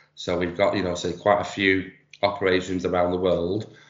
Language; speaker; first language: English; native; English